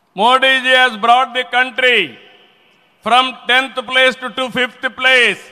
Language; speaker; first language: English; non-native, local second language; Telugu